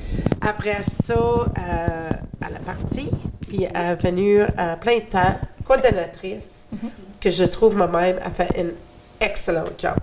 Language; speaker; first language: French; native; French